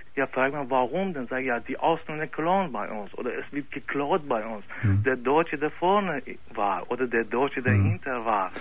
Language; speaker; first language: German; non-native, fluent; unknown